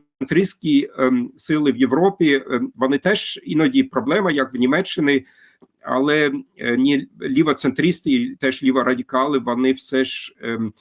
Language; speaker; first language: Ukrainian; non-native, fluent; German